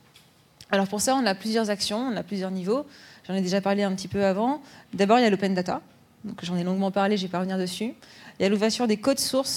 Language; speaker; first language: French; native; French